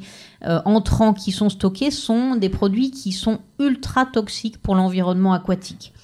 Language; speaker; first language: French; native; French